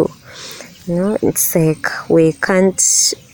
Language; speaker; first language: English; non-native, local second language; Ganda